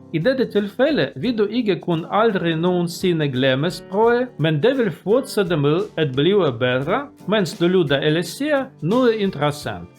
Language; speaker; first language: Danish; non-native, learner; Russian